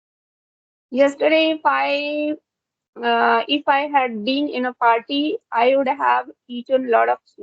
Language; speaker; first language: English; non-native, local second language; Hindi